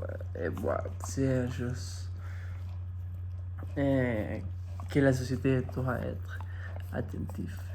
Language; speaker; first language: French; non-native, fluent; Spanish